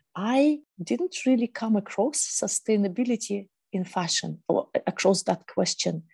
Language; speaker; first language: English; non-native, fluent; Russian